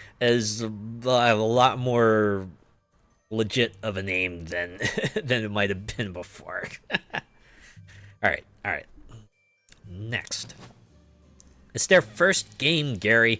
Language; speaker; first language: English; native; English